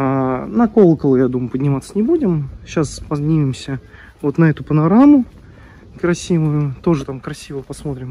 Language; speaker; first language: Russian; native; Russian